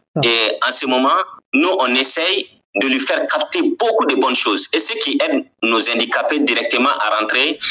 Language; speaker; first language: French; non-native, local second language; Bambara